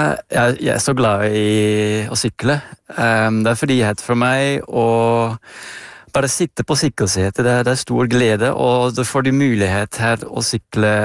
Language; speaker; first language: Norwegian; non-native, fluent; Dutch